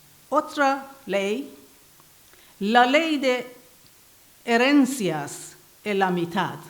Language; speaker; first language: Spanish; non-native, learner; Persian